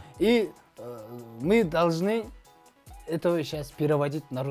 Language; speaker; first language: Russian; non-native, learner; Kazakh